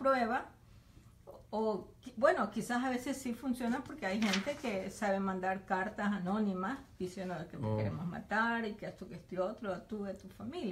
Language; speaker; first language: Spanish; native; Spanish